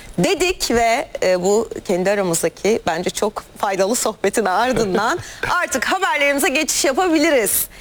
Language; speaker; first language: Turkish; native; Turkish